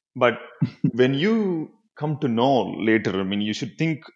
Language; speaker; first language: English; non-native, local second language; Tamil